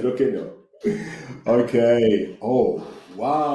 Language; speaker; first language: Spanish; non-native, fluent; English